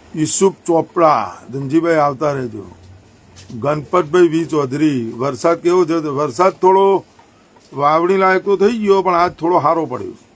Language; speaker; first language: Gujarati; native; Gujarati